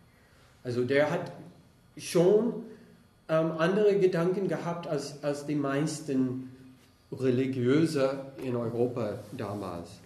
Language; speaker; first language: German; non-native, fluent; English